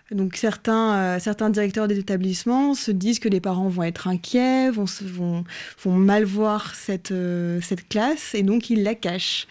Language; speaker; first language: French; native; French